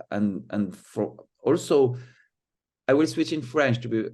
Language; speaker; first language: English; non-native, fluent; Arabic